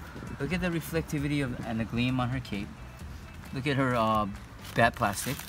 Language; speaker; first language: English; native; English